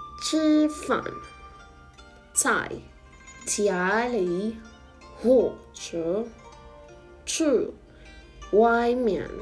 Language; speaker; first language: Chinese; non-native, learner; Spanish